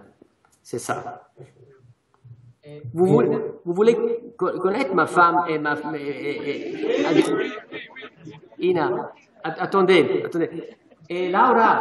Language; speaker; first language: French; non-native, fluent; Italian